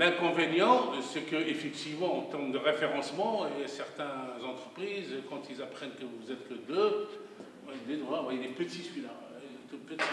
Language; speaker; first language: French; non-native, local second language; Arabic